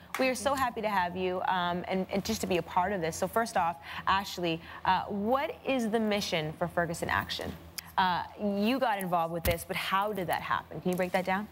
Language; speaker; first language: English; native; English